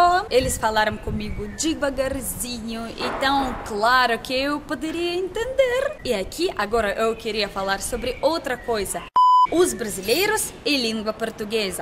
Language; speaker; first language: Portuguese; non-native, learner; Russian